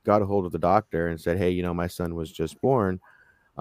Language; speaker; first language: English; native; English